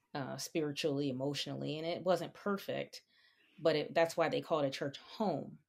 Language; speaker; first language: English; native; English